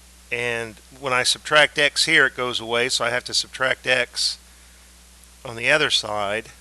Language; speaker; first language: English; native; English